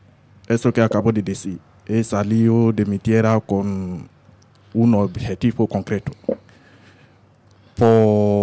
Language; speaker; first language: Spanish; non-native, learner; French